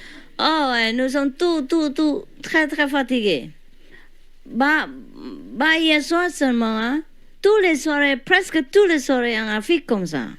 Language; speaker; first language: French; non-native, learner; Vietnamese